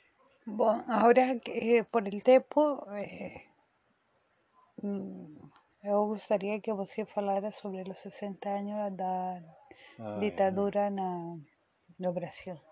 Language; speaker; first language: Portuguese; non-native, fluent; Spanish